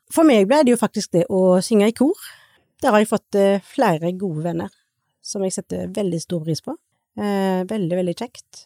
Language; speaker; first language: Norwegian; native; Norwegian